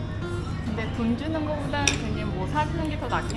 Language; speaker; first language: Korean; native; Korean